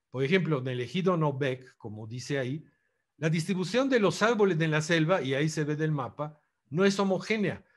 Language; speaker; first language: Spanish; non-native, fluent; Italian